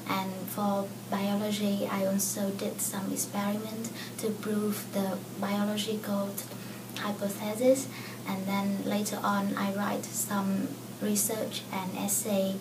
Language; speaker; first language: English; non-native, fluent; Vietnamese